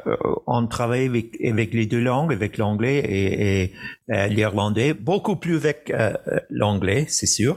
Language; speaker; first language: French; non-native, fluent; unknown